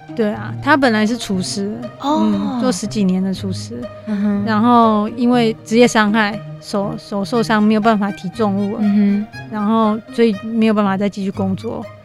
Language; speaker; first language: Chinese; native; Chinese